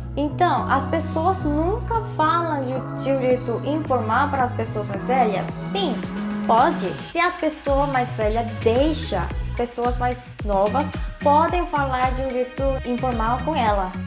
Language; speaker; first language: Portuguese; non-native, fluent; Korean